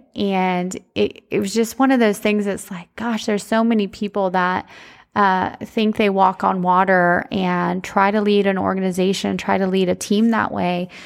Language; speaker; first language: English; native; English